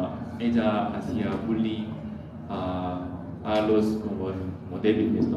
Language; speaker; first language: Spanish; non-native, learner; Korean